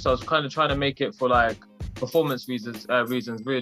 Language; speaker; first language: English; native; English